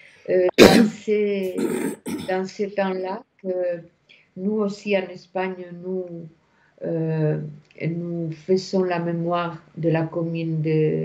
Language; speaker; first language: French; non-native, fluent; Spanish